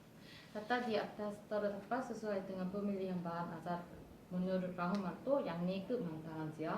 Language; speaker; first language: Indonesian; non-native, fluent; Korean